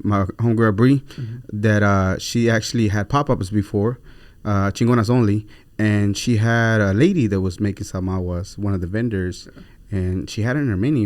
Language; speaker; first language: English; early bilingual, other home language; Spanish